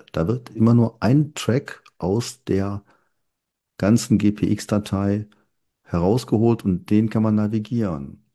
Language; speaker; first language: German; native; German